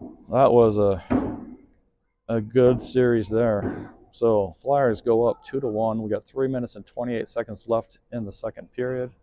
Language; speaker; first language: English; native; English